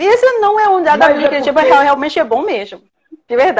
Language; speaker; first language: Portuguese; non-native, fluent; Chinese